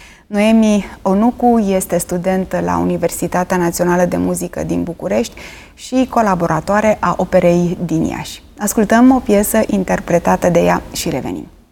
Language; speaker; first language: Romanian; native; Romanian